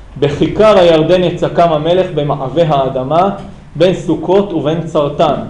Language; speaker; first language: Hebrew; native; Hebrew